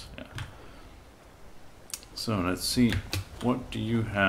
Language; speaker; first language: English; native; English